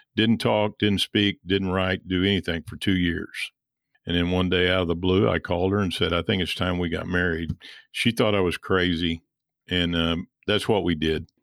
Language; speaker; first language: English; native; English